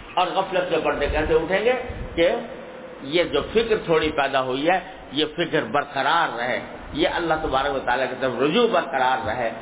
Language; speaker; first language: Urdu; native; Urdu